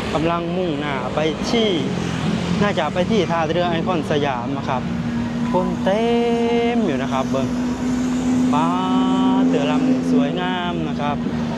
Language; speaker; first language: Thai; non-native, local second language; Lao